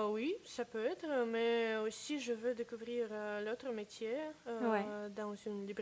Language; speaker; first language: French; non-native, learner; Russian